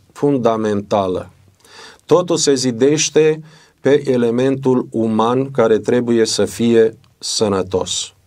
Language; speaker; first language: Romanian; native; Romanian